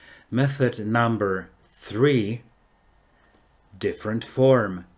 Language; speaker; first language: English; non-native, fluent; Polish